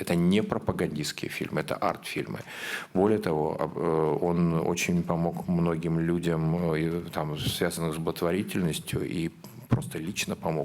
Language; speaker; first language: Russian; native; Russian